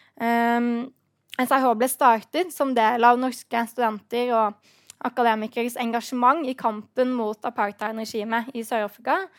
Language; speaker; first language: Norwegian; native; Norwegian